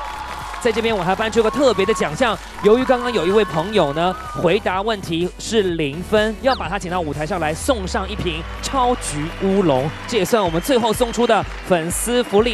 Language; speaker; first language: Chinese; native; Chinese